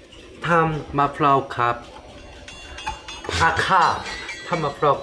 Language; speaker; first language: Thai; non-native, learner; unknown